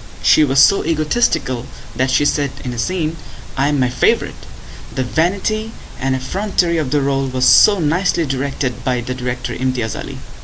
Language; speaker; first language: English; non-native, local second language; Bangla